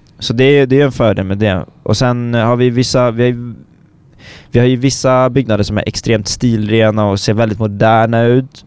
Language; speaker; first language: Swedish; native; Swedish